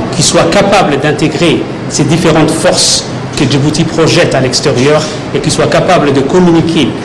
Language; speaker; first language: French; non-native, local second language; Somali